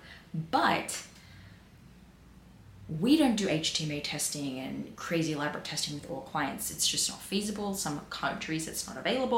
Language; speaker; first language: English; native; English